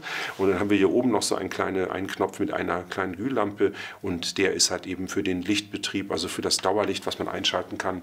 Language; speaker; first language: German; native; German